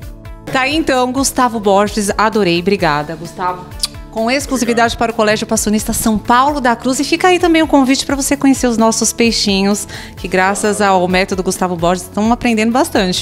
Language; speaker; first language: Portuguese; native; Portuguese